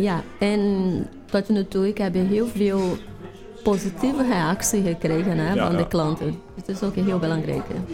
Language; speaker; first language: Dutch; non-native, learner; Portuguese